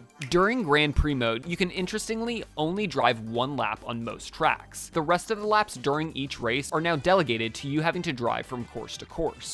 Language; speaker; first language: English; native; English